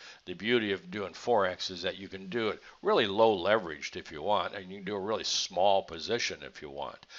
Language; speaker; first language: English; native; English